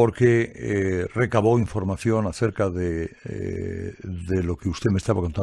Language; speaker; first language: Spanish; native; Spanish